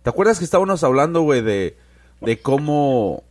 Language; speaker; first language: Spanish; early bilingual, heritage; Spanish